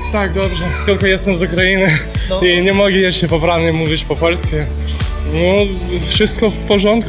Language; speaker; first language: Polish; non-native, learner; Ukrainian